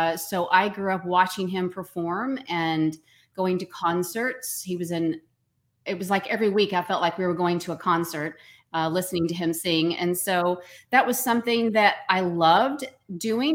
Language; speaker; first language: English; native; English